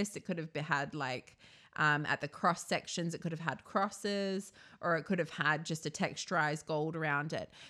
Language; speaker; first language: English; native; English